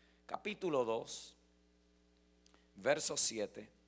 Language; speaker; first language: Spanish; native; Spanish